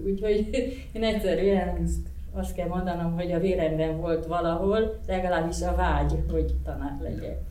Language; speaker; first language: Hungarian; non-native, local second language; Croatian